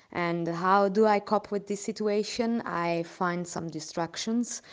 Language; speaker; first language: English; non-native, learner; Italian